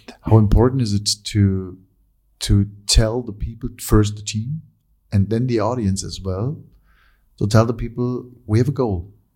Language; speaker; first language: English; non-native, fluent; German